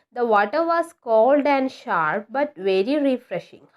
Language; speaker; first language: English; non-native, local second language; Malayalam